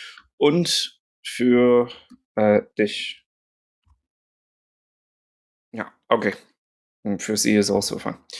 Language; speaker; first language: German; non-native, fluent; English